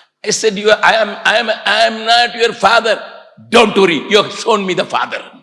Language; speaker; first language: English; non-native, local second language; Tamil